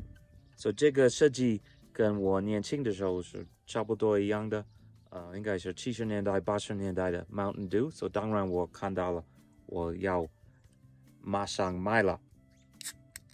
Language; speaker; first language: Chinese; non-native, fluent; English